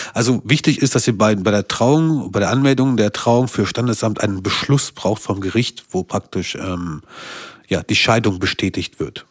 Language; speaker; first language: German; early bilingual, other home language; Albanian